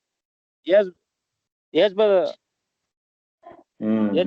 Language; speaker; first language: English; non-native, learner; Marathi